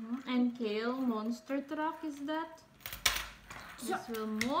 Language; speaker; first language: Dutch; non-native, learner; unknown